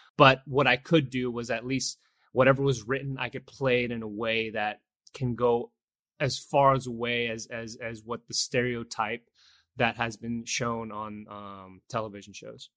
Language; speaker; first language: English; early bilingual, other home language; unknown